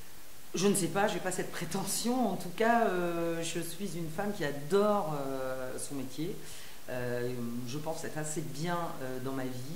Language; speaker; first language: French; native; French